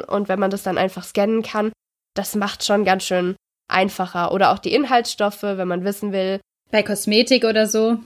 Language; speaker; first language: German; native; German